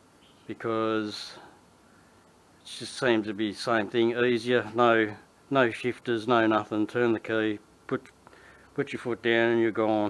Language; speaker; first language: English; native; English